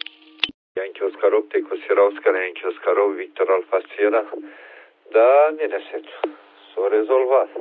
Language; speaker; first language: Romanian; native; Romanian